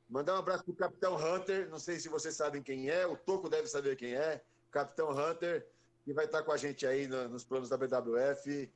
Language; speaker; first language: Portuguese; native; Portuguese